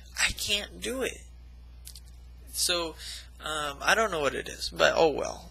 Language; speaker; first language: English; native; English